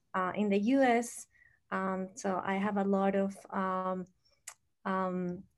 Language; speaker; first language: English; non-native, fluent; Spanish